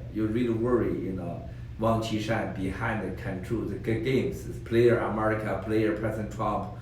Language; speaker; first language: English; non-native, learner; Chinese